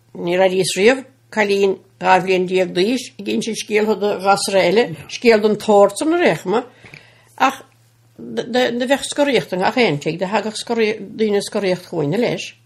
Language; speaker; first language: Irish; native; Irish